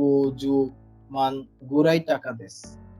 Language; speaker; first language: Japanese; non-native, learner; Bangla